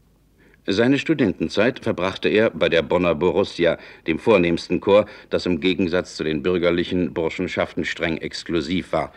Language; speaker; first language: German; native; German